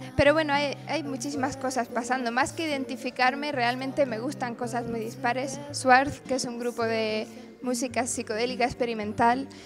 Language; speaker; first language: Spanish; early bilingual, other home language; English